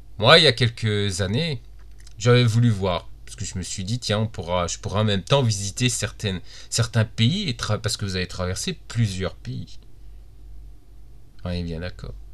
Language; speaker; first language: French; native; French